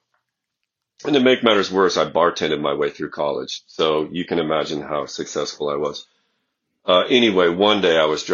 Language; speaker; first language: English; native; English